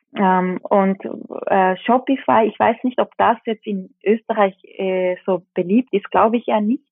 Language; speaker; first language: German; early bilingual, other home language; Japanese